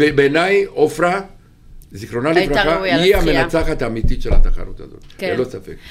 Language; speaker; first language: Hebrew; non-native, fluent; Romanian